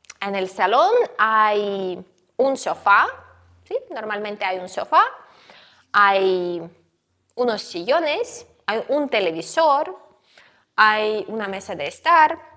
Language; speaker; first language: Spanish; non-native, fluent; Ukrainian